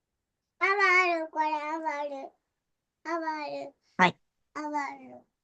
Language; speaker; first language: Japanese; non-native, learner; Indonesian